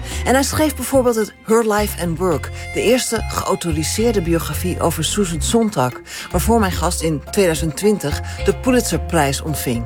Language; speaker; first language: Dutch; native; Dutch